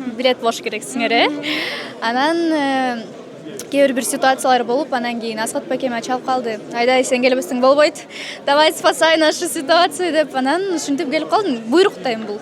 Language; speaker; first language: Kyrgyz; native; Kyrgyz